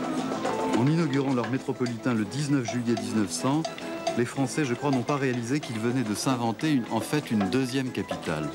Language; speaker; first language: French; native; French